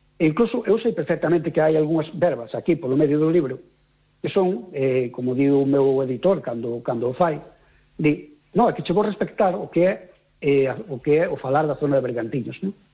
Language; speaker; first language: Galician; native; Galician